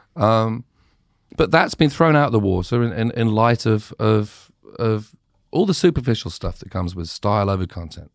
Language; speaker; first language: English; native; English